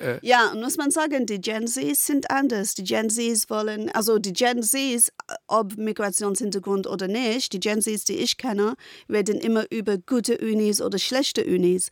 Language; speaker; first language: German; non-native, fluent; English